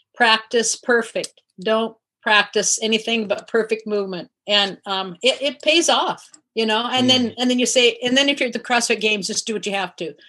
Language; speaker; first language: English; native; English